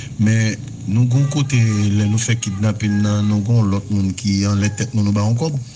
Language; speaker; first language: Haitian Creole; native; Haitian Creole